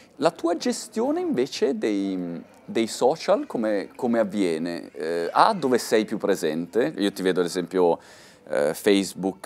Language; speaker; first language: Italian; native; Italian